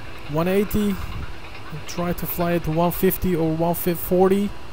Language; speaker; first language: English; non-native, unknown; Turkish